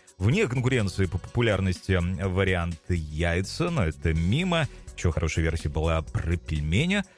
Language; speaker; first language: Russian; native; Russian